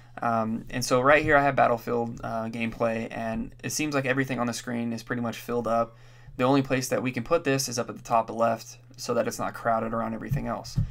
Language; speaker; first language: English; native; English